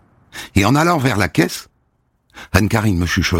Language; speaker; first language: French; native; French